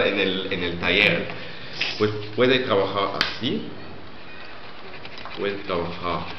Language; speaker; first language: Spanish; non-native, learner; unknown